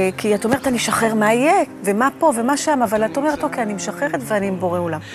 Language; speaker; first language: Hebrew; native; Hebrew